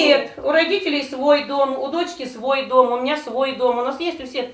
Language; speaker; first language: Russian; native; Russian